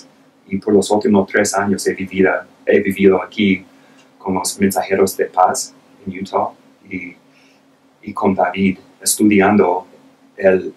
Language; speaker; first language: Spanish; non-native, fluent; English